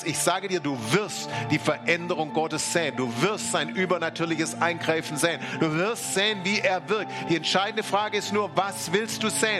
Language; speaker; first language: German; native; German